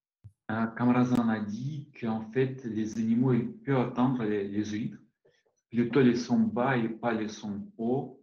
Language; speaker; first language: French; non-native, fluent; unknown